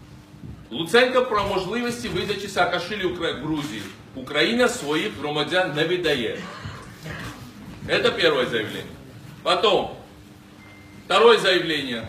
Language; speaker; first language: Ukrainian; non-native, learner; Georgian